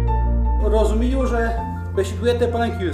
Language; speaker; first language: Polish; non-native, local second language; Rusyn